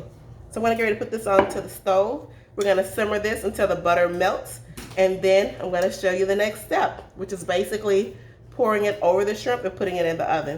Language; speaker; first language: English; native; English